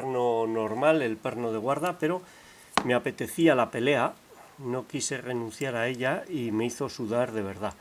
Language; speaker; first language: Spanish; native; Spanish